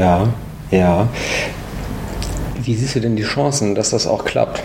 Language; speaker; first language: German; native; German